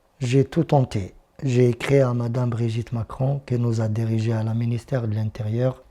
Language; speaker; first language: French; non-native, local second language; Arabic